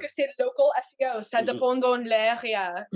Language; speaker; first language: French; non-native, learner; English